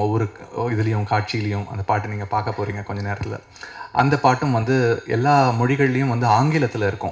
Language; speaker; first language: Tamil; native; Tamil